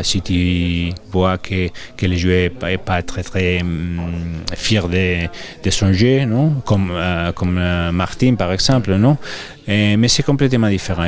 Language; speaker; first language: French; non-native, fluent; Spanish